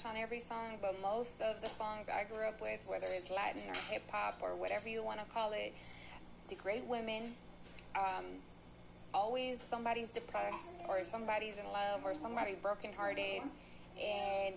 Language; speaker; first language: English; early bilingual, other home language; Spanish